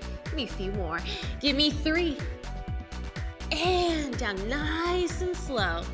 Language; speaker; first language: English; native; English